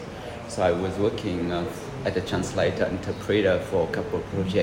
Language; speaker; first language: English; non-native, fluent; Vietnamese